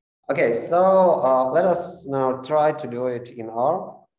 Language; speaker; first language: English; non-native, fluent; Russian